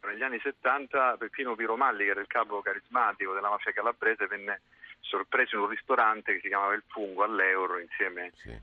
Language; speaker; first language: Italian; native; Italian